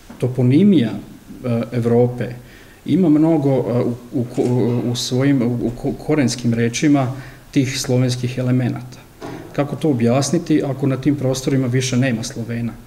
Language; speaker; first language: Serbian; early bilingual, heritage; Serbian